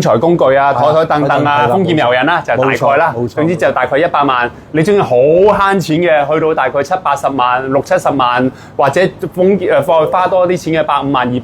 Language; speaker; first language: Cantonese; native; Cantonese